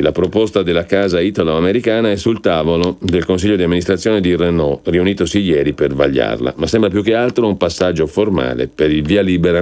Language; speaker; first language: Italian; native; Italian